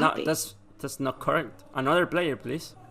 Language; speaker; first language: English; non-native, learner; Spanish